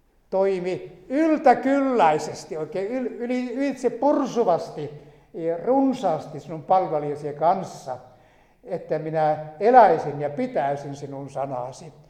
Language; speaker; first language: Finnish; native; Finnish